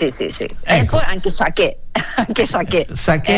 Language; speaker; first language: Italian; non-native, learner; Japanese